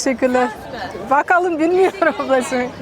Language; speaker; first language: Turkish; non-native, learner; Russian